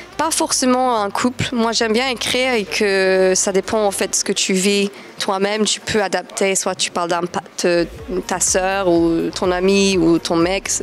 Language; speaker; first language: French; non-native, fluent; English